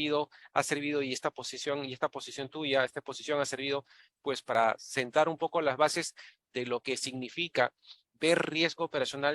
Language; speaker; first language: Spanish; native; Spanish